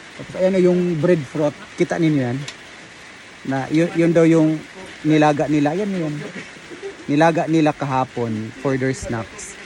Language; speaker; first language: Filipino; non-native, local second language; Cebuano